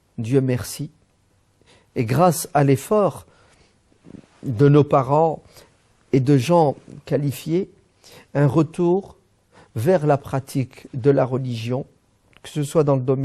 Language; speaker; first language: French; early bilingual, other home language; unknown